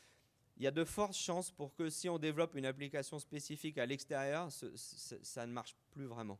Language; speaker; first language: French; native; French